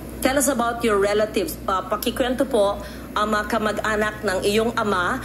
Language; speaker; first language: Filipino; native; Filipino